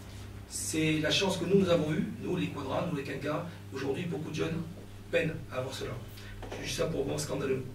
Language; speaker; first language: French; native; French